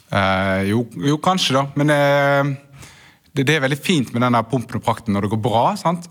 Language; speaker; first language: Norwegian; native; Norwegian